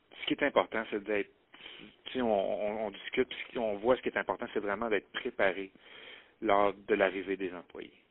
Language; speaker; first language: French; native; French